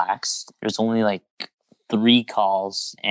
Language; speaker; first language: English; native; English